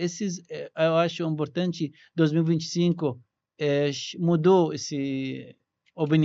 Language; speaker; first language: Portuguese; non-native, learner; Arabic